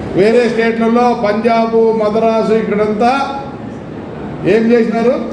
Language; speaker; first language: Telugu; native; Telugu